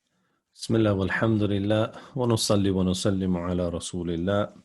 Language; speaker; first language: Arabic; non-native, fluent; English